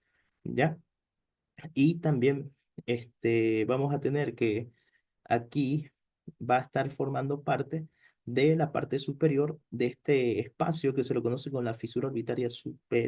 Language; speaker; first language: Spanish; native; Spanish